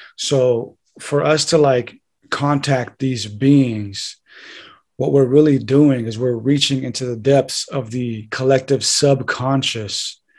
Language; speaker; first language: English; native; English